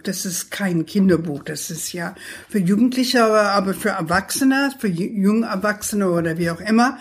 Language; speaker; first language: German; non-native, fluent; English